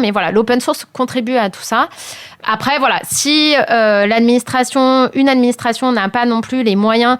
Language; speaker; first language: French; native; French